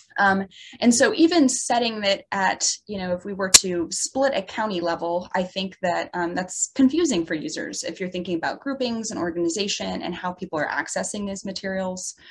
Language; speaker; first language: English; native; English